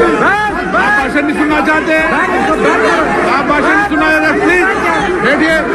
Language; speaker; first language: Hindi; native; Hindi